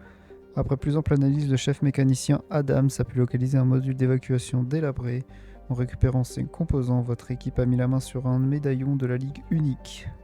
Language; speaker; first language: French; native; French